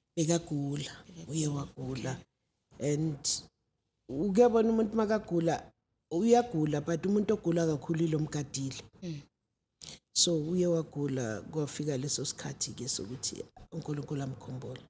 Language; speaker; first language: Zulu; native; Zulu